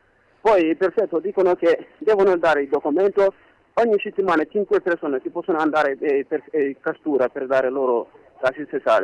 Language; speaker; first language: Italian; non-native, learner; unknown